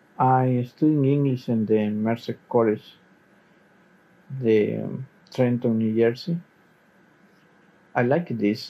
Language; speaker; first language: English; non-native, learner; Spanish